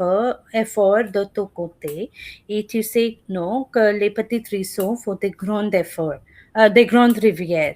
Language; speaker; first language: French; non-native, fluent; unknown